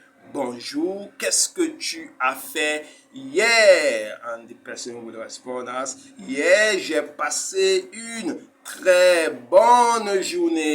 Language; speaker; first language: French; non-native, fluent; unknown